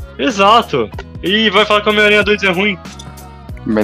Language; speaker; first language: Portuguese; native; Portuguese